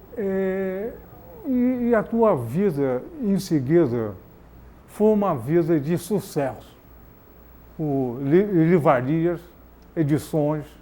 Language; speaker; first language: Portuguese; native; Portuguese